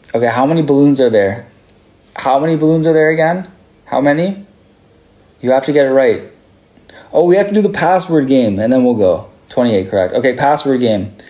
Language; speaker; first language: English; native; English